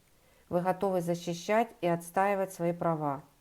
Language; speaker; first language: Russian; native; Russian